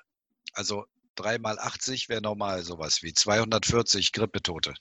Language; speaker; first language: German; native; German